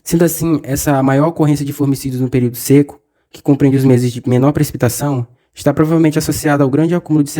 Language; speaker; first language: Portuguese; native; Portuguese